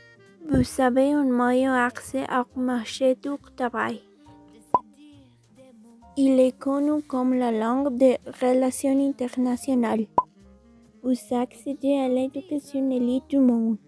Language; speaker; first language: French; non-native, learner; Spanish